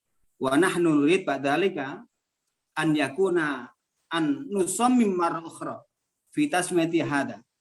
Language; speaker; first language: Arabic; non-native, fluent; Indonesian